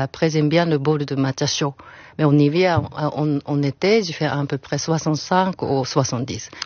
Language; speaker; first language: French; non-native, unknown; Japanese